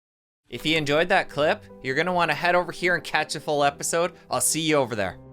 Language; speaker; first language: English; native; English